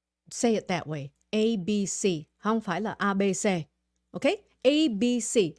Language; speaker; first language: Vietnamese; early bilingual, heritage; Vietnamese